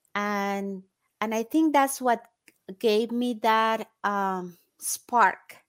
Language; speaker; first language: English; non-native, fluent; Spanish